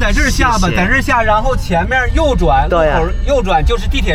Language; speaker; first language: Chinese; native; Chinese